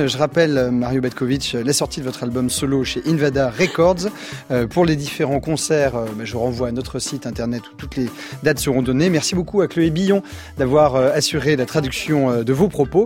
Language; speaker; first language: French; native; French